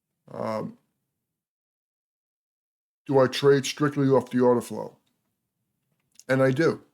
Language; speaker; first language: English; native; English